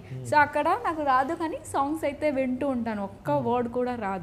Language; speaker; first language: Telugu; non-native, learner; Odia